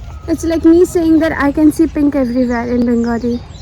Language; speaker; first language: English; non-native, local second language; Bangla